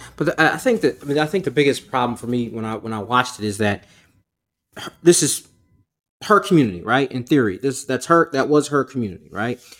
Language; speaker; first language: English; native; English